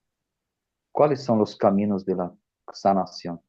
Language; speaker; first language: Spanish; non-native, fluent; Portuguese